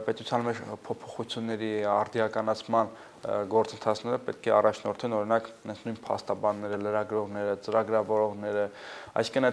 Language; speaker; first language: Armenian; native; Armenian